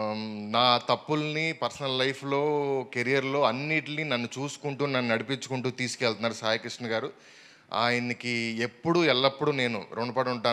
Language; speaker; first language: Telugu; native; Telugu